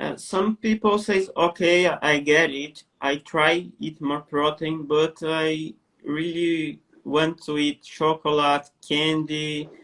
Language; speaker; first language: English; non-native, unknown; Portuguese